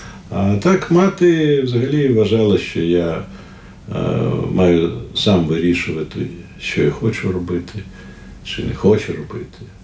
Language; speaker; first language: Ukrainian; non-native, fluent; Russian